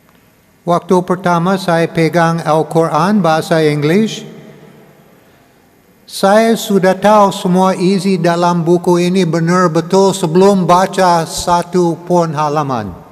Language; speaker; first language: Indonesian; non-native, learner; English